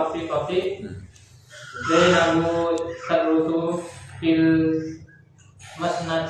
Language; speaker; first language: Arabic; non-native, learner; Indonesian